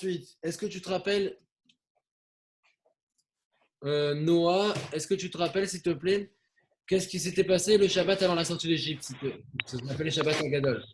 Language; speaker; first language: French; native; French